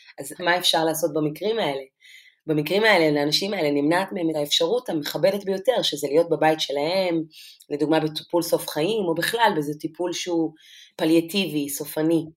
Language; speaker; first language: Hebrew; non-native, local second language; Arabic